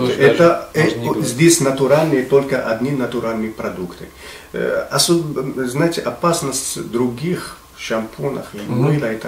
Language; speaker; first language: Russian; non-native, fluent; Arabic